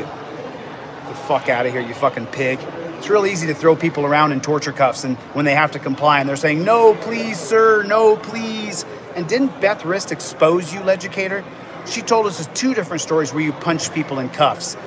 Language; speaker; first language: English; native; English